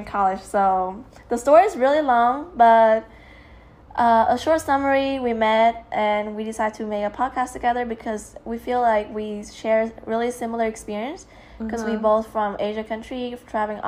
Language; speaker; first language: English; non-native, fluent; Vietnamese